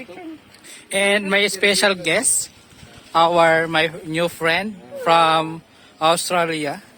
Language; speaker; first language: English; non-native, learner; Filipino